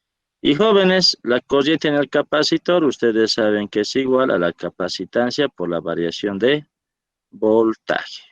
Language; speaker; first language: Spanish; native; Spanish